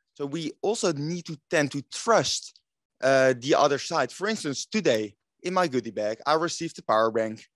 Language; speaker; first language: English; non-native, fluent; Dutch